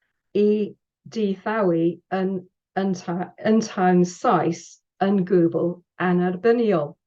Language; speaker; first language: Welsh; non-native, learner; English